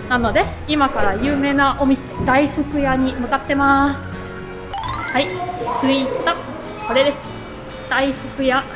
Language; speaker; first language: Japanese; non-native, fluent; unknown